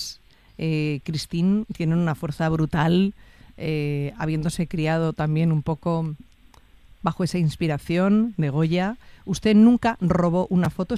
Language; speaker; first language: Spanish; native; Spanish